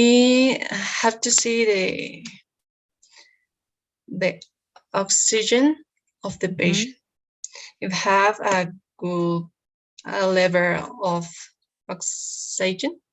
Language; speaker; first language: English; non-native, learner; Spanish